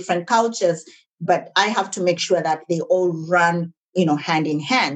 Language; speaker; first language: English; non-native, local second language; Ganda